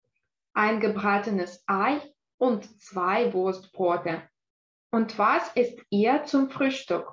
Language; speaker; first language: German; non-native, fluent; Russian